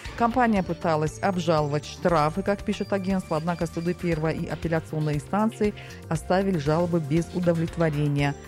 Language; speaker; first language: Russian; non-native, local second language; Tajik